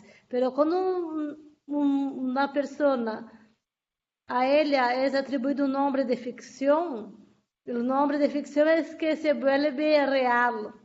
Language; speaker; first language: Spanish; non-native, fluent; Portuguese